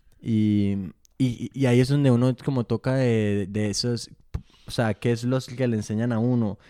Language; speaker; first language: Spanish; early bilingual, heritage; Spanish